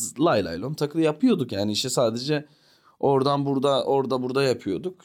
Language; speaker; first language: Turkish; early bilingual, heritage; Turkish